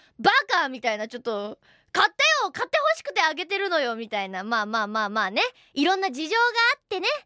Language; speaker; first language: Japanese; native; Japanese